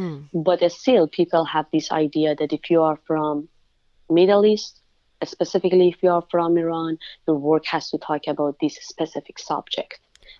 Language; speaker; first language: English; non-native, fluent; Persian